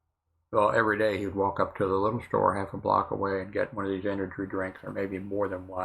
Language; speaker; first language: English; native; English